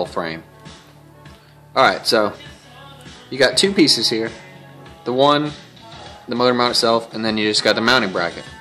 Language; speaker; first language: English; native; English